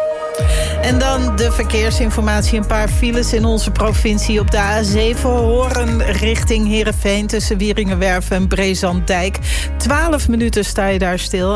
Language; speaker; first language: Dutch; native; Dutch